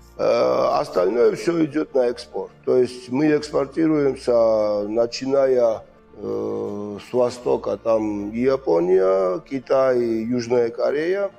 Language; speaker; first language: Russian; non-native, fluent; Georgian